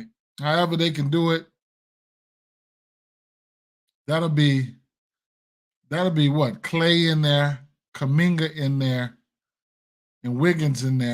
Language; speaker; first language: English; native; English